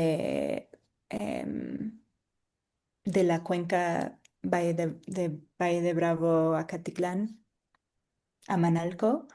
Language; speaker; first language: Spanish; non-native, fluent; English